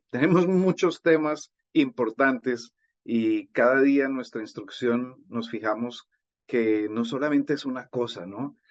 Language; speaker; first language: Spanish; native; Spanish